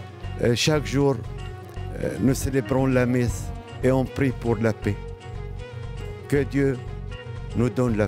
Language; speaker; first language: French; non-native, local second language; Arabic